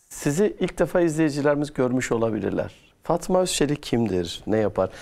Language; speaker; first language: Turkish; native; Turkish